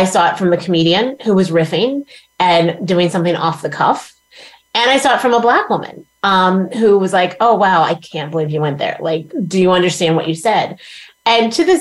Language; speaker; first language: English; native; English